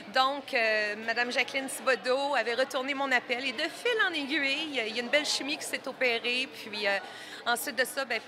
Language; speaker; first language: French; native; French